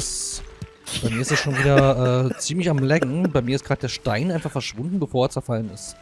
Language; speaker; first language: German; native; German